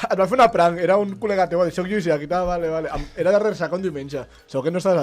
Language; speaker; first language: Catalan; native; Catalan